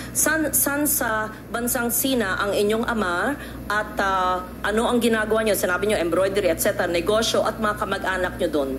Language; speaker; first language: Filipino; native; Filipino